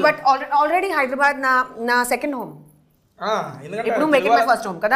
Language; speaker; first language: Telugu; non-native, learner; Hindi